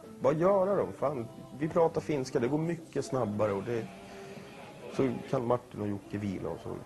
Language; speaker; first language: Swedish; early bilingual, other home language; Finnish